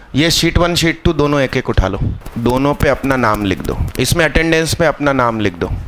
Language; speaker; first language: Hindi; non-native, local second language; Gujarati